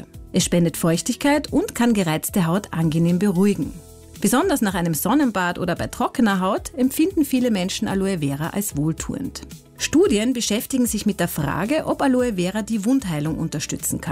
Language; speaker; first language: German; native; German